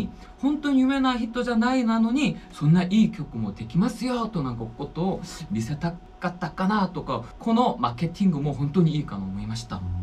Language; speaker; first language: Japanese; non-native, learner; Korean